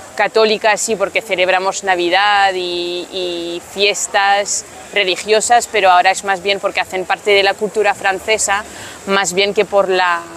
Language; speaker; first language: Spanish; non-native, fluent; French